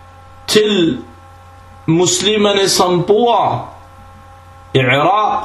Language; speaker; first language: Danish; early bilingual, other home language; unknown